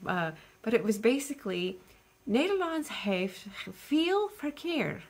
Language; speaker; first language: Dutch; non-native, learner; English